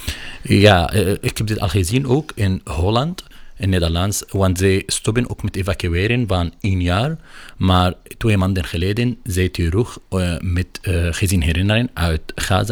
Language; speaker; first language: Dutch; non-native, learner; Arabic